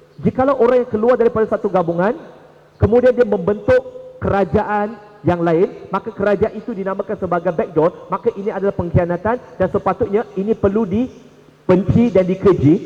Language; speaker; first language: Malay; non-native, local second language; Chinese